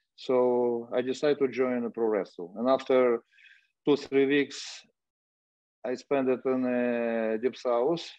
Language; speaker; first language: English; non-native, fluent; Russian